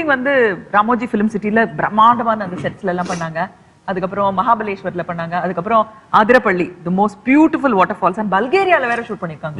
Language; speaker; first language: Tamil; native; Tamil